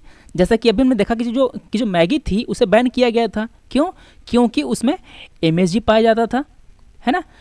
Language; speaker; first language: Hindi; native; Hindi